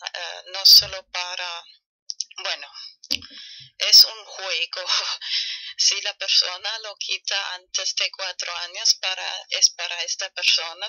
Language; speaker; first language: Spanish; non-native, learner; German